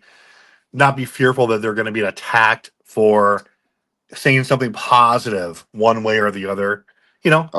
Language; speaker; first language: English; native; English